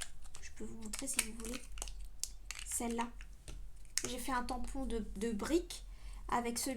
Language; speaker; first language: French; native; French